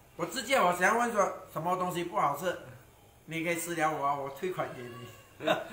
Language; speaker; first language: Chinese; native; Chinese